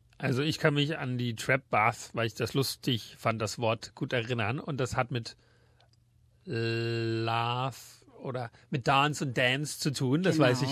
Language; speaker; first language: German; native; German